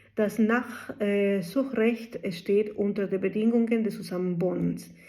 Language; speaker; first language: German; non-native, fluent; Spanish